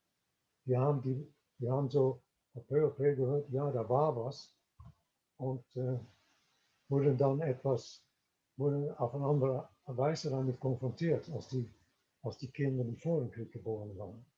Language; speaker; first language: German; non-native, fluent; Dutch